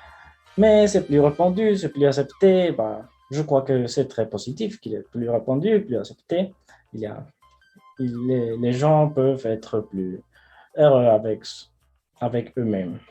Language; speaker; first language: French; non-native, fluent; Spanish